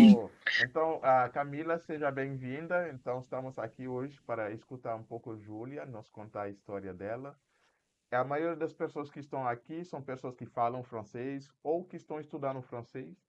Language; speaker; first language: Portuguese; non-native, fluent; French